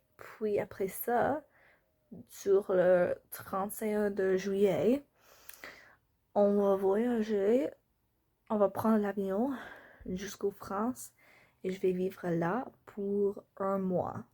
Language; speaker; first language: French; non-native, learner; English